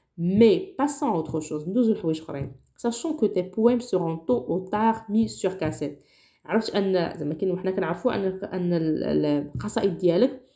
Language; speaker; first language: French; non-native, local second language; Arabic